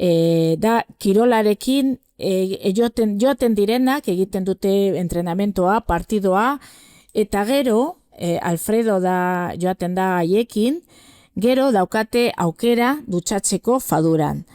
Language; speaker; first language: Basque; non-native, local second language; Spanish